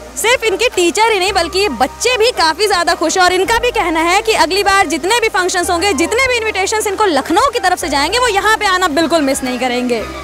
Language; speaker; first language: Hindi; native; Hindi